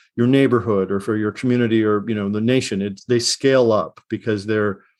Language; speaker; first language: English; native; English